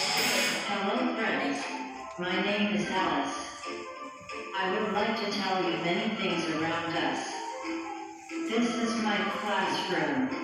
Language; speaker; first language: English; non-native, learner; Indonesian